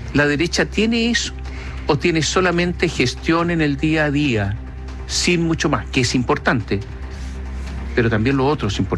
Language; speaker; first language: Spanish; native; Spanish